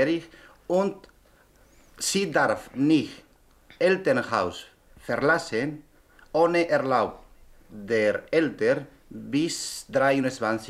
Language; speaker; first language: German; non-native, learner; Spanish